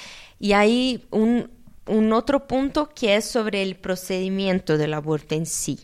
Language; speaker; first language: Spanish; non-native, fluent; Portuguese